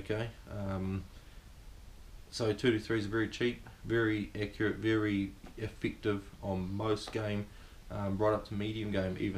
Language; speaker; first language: English; native; English